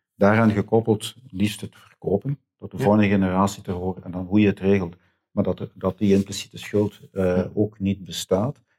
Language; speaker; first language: Dutch; native; Dutch